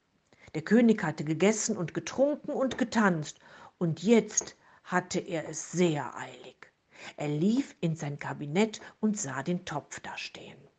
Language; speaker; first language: German; native; German